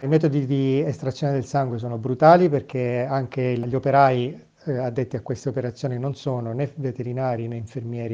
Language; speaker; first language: Italian; native; Italian